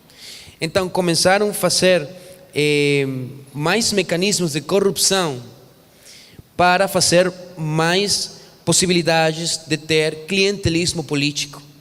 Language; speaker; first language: Portuguese; non-native, fluent; Spanish